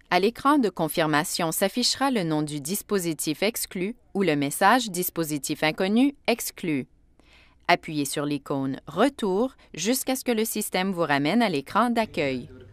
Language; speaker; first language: French; native; French